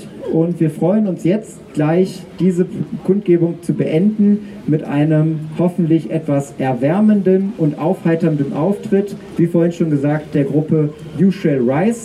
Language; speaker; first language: German; native; German